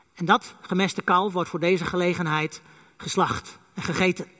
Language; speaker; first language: Dutch; non-native, local second language; Western Frisian